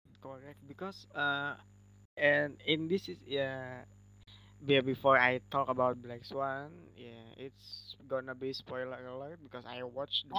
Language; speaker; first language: English; non-native, learner; Indonesian